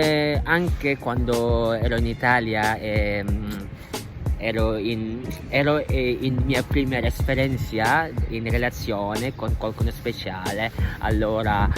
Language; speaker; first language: Italian; non-native, learner; Indonesian